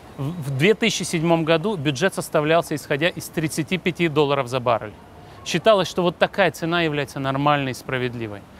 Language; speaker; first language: Russian; native; Russian